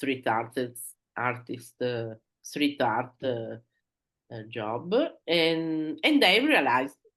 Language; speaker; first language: English; non-native, learner; Italian